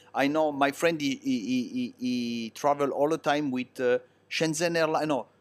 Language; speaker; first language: English; non-native, learner; Italian